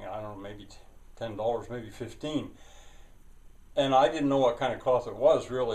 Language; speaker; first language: English; native; English